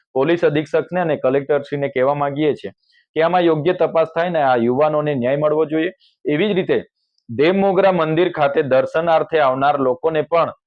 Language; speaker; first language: Gujarati; non-native, local second language; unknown